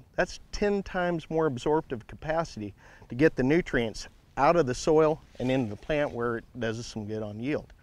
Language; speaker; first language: English; native; English